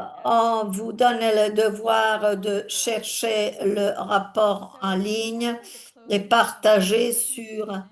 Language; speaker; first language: French; non-native, fluent; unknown